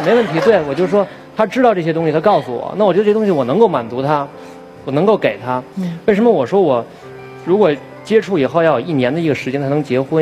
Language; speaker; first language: Chinese; native; Chinese